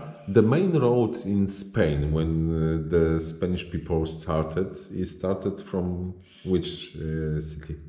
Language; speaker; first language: English; non-native, learner; Polish